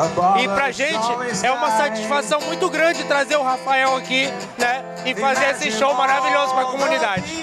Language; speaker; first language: Portuguese; native; Portuguese